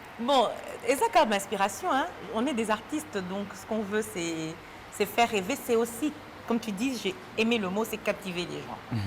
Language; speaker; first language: French; native; French